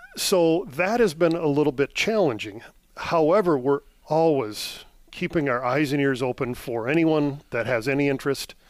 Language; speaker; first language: English; native; English